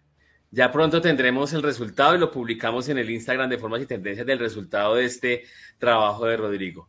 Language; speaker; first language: Spanish; native; Spanish